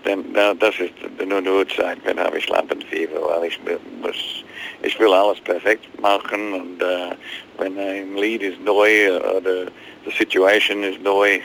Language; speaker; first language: German; non-native, learner; English